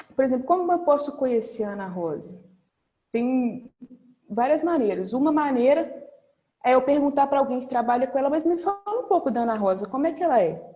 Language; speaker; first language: Portuguese; native; Portuguese